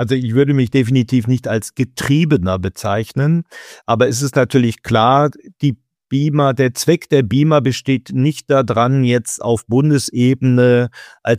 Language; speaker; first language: German; native; German